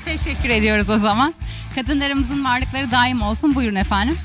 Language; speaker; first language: Turkish; native; Turkish